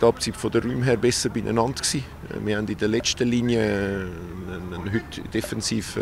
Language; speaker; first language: German; native; German